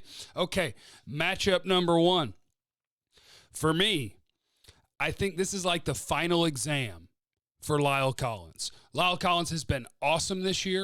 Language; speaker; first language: English; native; English